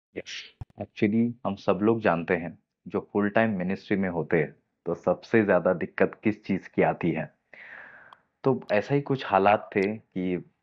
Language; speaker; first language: Hindi; non-native, local second language; Marathi